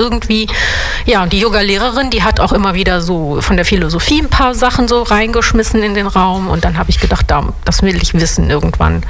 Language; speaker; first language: German; early bilingual, other home language; Italian